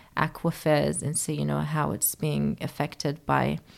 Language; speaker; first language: English; early bilingual, other home language; Persian